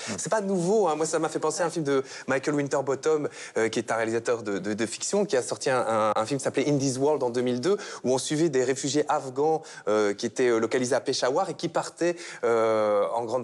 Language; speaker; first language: French; native; French